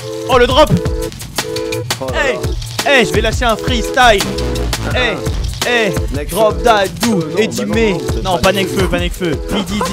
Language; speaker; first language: French; native; French